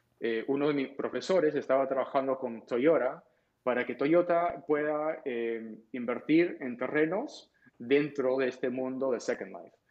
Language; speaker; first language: Spanish; early bilingual, heritage; Spanish